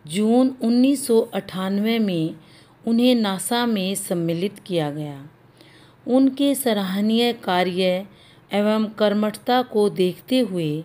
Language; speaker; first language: Hindi; native; Hindi